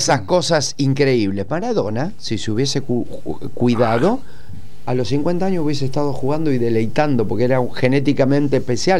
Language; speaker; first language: Spanish; native; Spanish